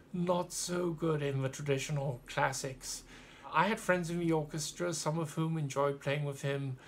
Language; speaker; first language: English; native; English